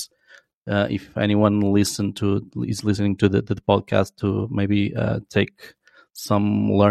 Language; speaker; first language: English; non-native, fluent; Portuguese